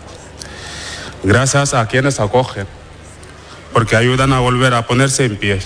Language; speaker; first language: Spanish; non-native, fluent; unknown